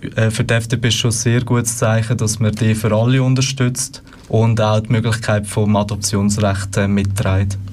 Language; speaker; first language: German; native; German